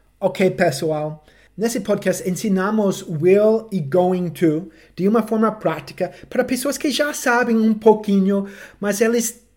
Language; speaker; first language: Portuguese; non-native, fluent; English